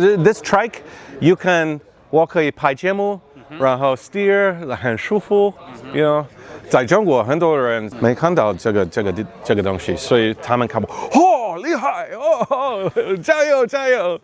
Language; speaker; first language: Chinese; non-native, learner; English